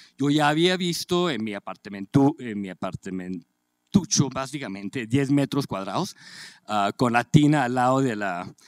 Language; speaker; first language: Spanish; native; Spanish